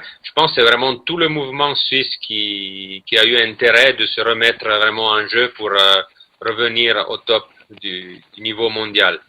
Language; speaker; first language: French; non-native, fluent; Italian